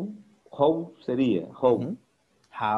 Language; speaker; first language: English; non-native, learner; Spanish